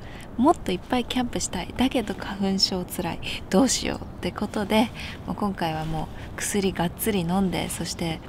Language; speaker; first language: Japanese; native; Japanese